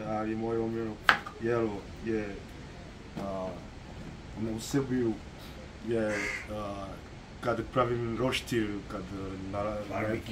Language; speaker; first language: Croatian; non-native, learner; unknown